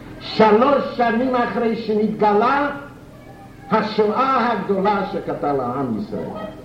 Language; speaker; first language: Hebrew; non-native, fluent; Yiddish